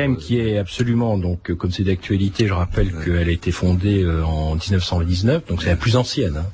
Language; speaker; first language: French; native; French